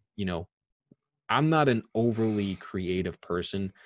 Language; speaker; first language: English; native; English